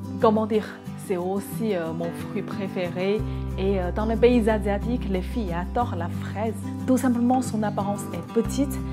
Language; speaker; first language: French; non-native, fluent; Chinese